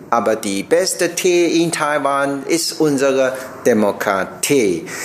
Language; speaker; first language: German; non-native, learner; Chinese